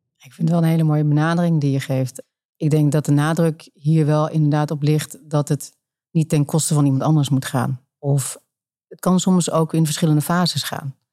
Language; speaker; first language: Dutch; native; Dutch